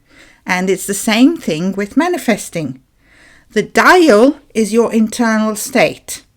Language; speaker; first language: English; native; English